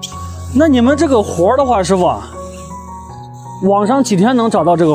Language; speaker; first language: Chinese; native; Chinese